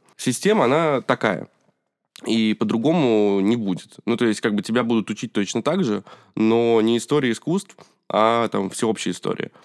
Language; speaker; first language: Russian; native; Russian